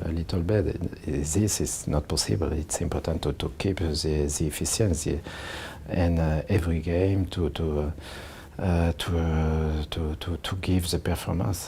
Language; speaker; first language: English; non-native, learner; French